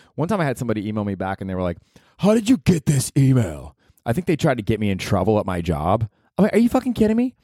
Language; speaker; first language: English; native; English